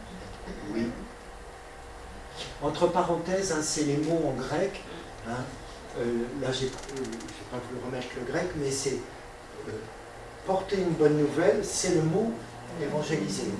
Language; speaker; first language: French; native; French